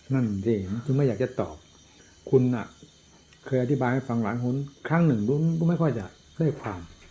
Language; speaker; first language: Thai; non-native, local second language; Northeastern Thai